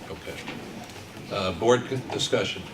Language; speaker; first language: English; native; English